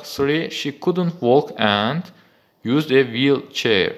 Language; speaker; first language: English; non-native, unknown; Azerbaijani